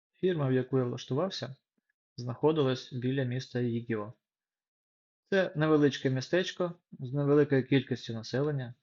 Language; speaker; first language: Ukrainian; non-native, local second language; Russian